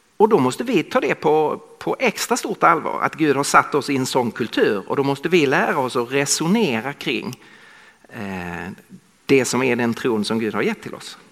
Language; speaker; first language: Swedish; native; Swedish